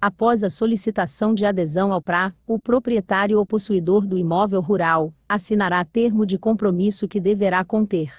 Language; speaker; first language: Portuguese; native; Portuguese